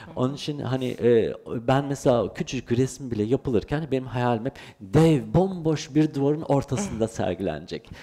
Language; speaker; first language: Turkish; early bilingual, heritage; Turkish